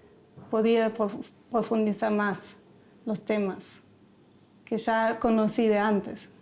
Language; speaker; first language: Spanish; non-native, fluent; German